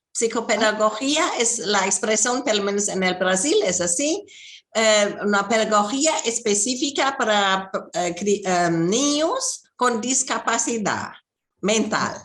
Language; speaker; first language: Spanish; non-native, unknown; German